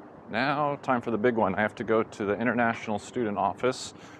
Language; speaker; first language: English; native; English